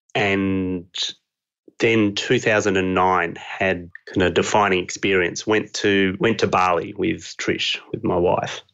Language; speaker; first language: English; native; English